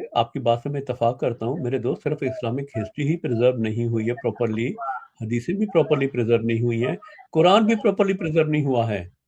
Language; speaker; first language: Urdu; native; Urdu